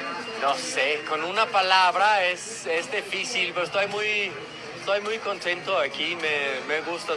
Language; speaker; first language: Spanish; non-native, fluent; Danish